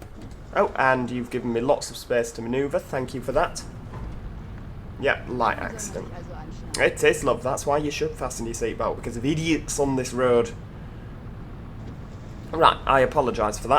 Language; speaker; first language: English; native; English